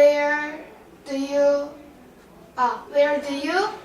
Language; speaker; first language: English; non-native, learner; Korean